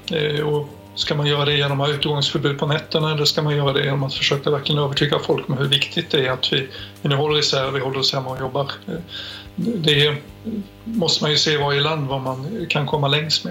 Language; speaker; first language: Swedish; native; Swedish